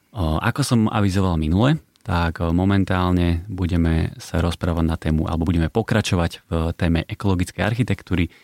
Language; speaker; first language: Slovak; native; Slovak